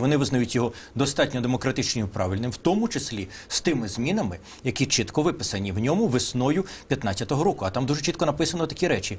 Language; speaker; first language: Ukrainian; native; Ukrainian